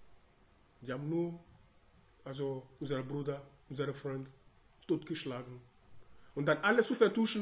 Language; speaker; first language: German; non-native, learner; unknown